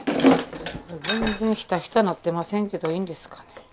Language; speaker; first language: Japanese; native; Japanese